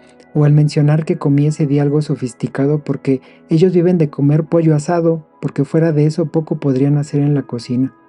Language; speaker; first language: Spanish; native; Spanish